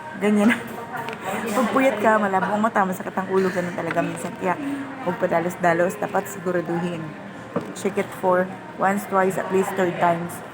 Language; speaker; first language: Filipino; native; Filipino